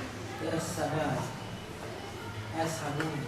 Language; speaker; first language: Arabic; non-native, learner; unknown